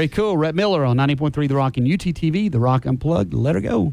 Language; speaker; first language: English; native; English